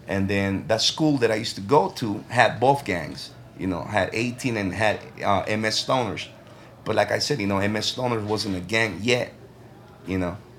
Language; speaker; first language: English; early bilingual, other home language; Spanish